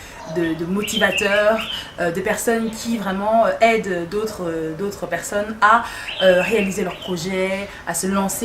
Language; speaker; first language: French; native; French